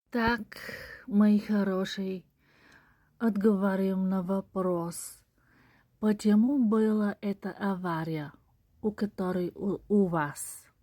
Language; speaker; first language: Russian; non-native, learner; Bulgarian